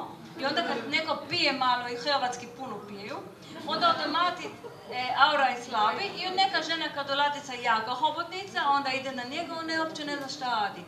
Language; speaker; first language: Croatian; non-native, learner; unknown